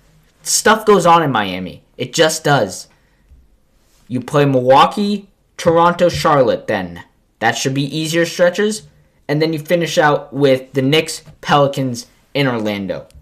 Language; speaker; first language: English; native; English